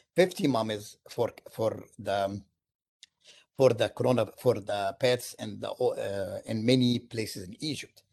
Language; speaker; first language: English; non-native, fluent; Arabic